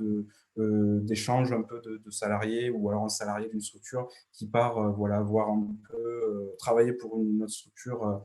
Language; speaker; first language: French; native; French